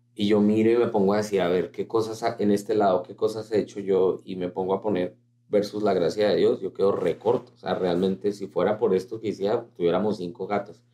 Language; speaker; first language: Spanish; native; Spanish